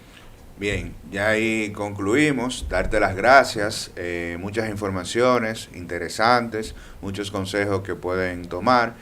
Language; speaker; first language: Spanish; native; Spanish